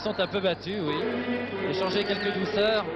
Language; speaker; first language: French; native; French